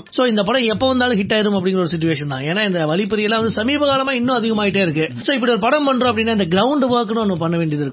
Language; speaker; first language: Tamil; native; Tamil